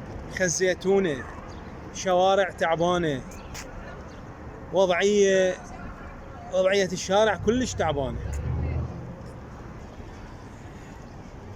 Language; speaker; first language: Arabic; native; Arabic